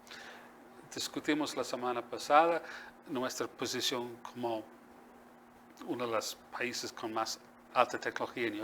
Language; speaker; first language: Spanish; non-native, fluent; English